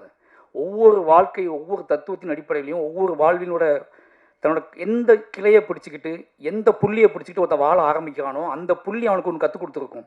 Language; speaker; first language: Tamil; native; Tamil